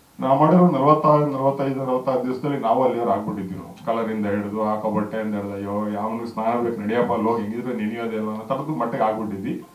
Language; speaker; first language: Kannada; native; Kannada